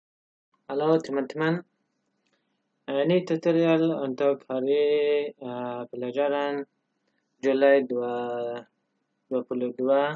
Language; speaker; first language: Indonesian; non-native, learner; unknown